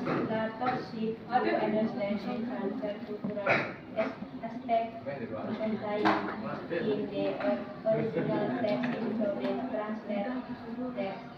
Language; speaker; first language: English; non-native, learner; Indonesian